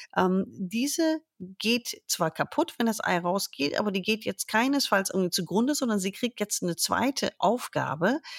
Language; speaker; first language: German; non-native, fluent; English